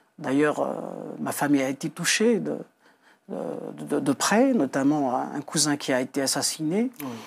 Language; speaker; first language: French; non-native, local second language; Kabyle